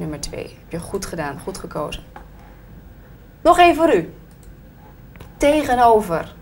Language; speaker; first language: Dutch; native; Dutch